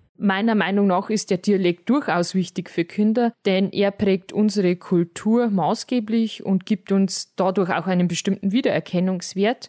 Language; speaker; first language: German; native; German